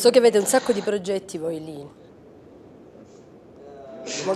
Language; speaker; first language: Italian; native; Italian